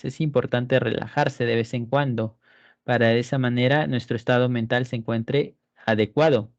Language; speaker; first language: Spanish; native; Spanish